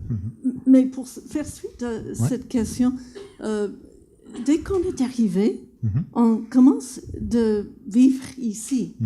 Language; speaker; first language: French; non-native, fluent; English